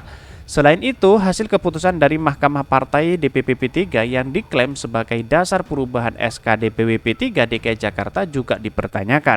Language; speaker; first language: Indonesian; native; Indonesian